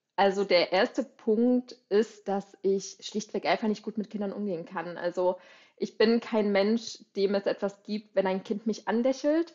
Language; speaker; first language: German; native; German